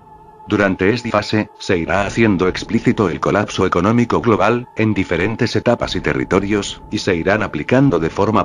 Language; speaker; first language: Spanish; native; Spanish